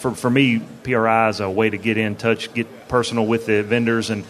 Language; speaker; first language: English; native; English